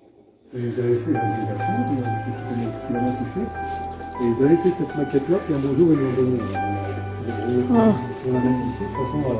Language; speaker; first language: French; native; French